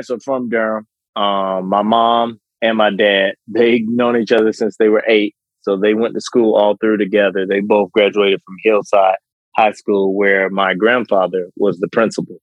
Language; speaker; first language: English; native; English